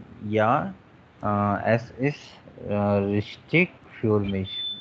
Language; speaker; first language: German; non-native, learner; Hindi